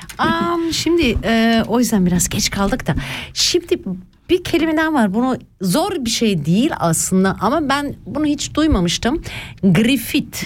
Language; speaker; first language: Turkish; early bilingual, heritage; Turkish